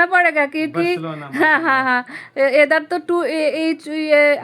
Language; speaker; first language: Hindi; non-native, learner; Bangla